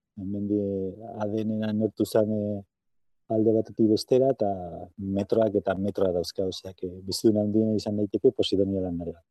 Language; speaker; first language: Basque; native; Basque